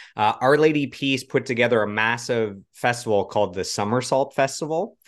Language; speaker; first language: English; native; English